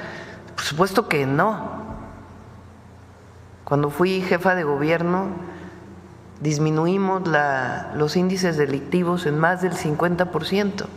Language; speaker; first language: Spanish; native; Spanish